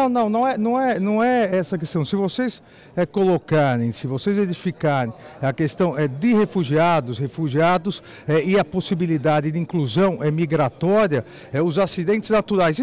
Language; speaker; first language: Portuguese; native; Portuguese